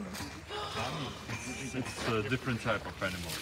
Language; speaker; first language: English; non-native, learner; Russian